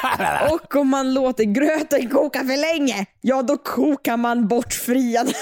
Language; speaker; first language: Swedish; native; Swedish